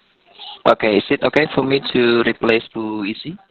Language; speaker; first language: English; non-native, fluent; Indonesian